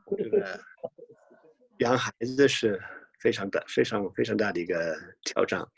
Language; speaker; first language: Chinese; non-native, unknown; English